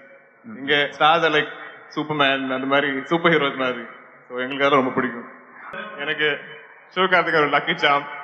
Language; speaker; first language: Tamil; non-native, local second language; Malayalam